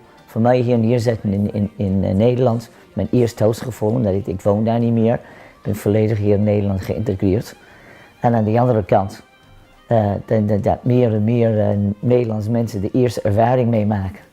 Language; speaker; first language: Dutch; non-native, fluent; English